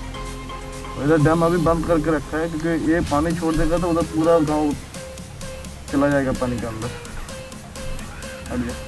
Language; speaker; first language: Hindi; non-native, local second language; Bangla